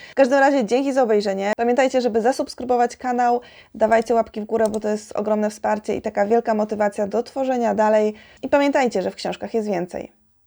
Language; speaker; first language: Polish; native; Polish